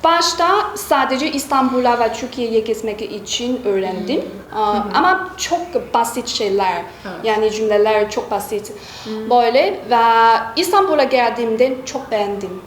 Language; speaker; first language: Turkish; non-native, learner; Chinese